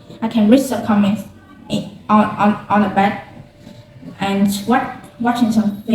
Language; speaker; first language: English; non-native, learner; Vietnamese